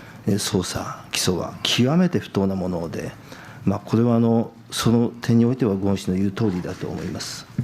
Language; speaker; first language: Japanese; native; Japanese